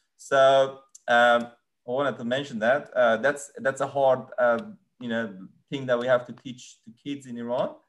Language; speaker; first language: English; non-native, fluent; Persian